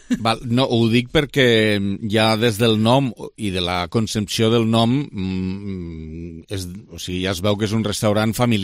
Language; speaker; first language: Catalan; native; Catalan